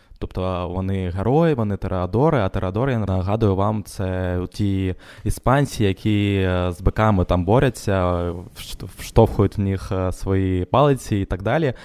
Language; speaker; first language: Ukrainian; non-native, local second language; Russian